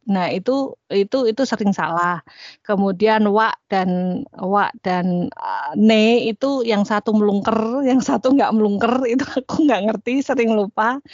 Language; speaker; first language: Indonesian; native; Indonesian